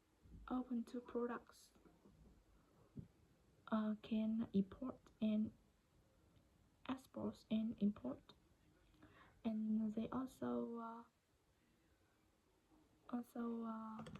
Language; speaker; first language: English; non-native, learner; Vietnamese